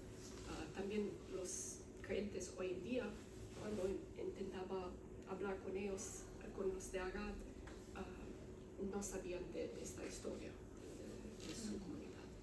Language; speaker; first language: Spanish; non-native, learner; Romanian